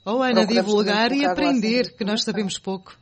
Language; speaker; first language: Portuguese; native; Portuguese